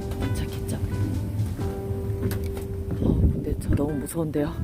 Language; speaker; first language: Korean; native; Korean